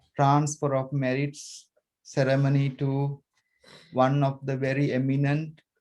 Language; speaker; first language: English; non-native, local second language; Sinhala